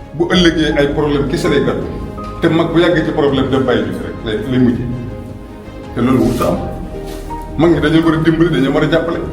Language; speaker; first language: Wolof; non-native, local second language; Mandingo